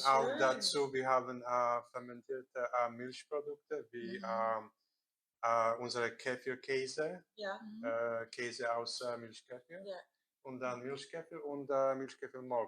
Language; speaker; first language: German; non-native, learner; Korean